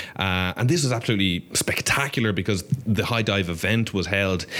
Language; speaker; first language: English; native; English